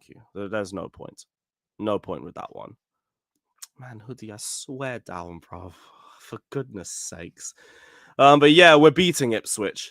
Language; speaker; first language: English; native; English